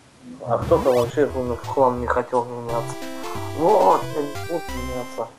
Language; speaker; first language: Russian; native; Russian